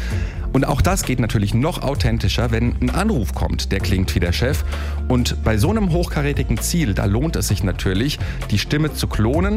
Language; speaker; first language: German; native; German